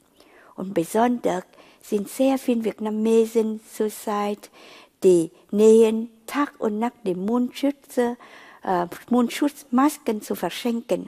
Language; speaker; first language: German; non-native, fluent; Vietnamese